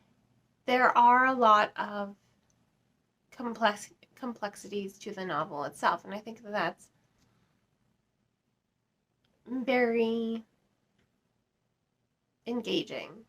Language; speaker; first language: English; native; English